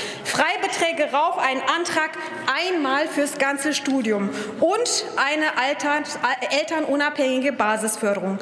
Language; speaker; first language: German; early bilingual, other home language; Turkish